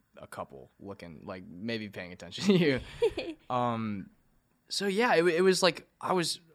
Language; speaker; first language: English; native; English